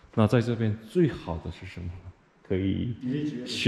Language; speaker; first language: Chinese; non-native, fluent; Korean